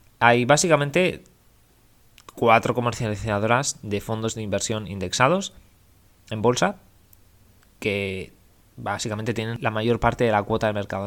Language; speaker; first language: Spanish; native; Spanish